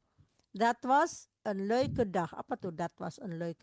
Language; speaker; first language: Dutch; non-native, learner; Indonesian